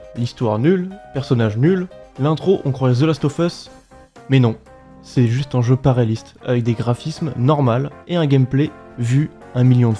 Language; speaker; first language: French; native; French